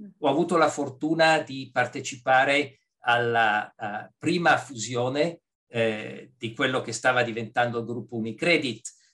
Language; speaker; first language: Italian; native; Italian